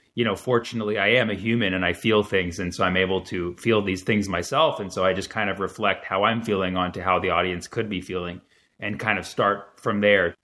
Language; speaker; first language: English; early bilingual, other home language; Arabic